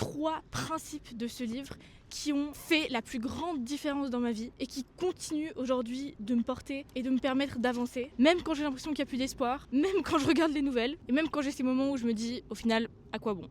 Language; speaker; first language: French; native; French